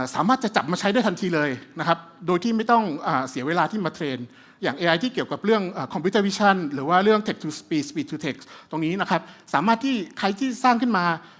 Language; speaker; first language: Thai; early bilingual, heritage; Thai